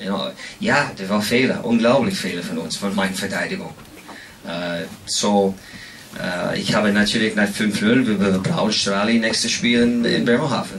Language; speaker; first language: German; non-native, fluent; English